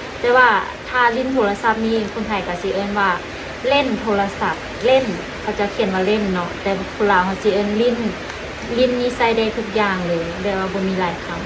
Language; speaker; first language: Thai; non-native, learner; Lao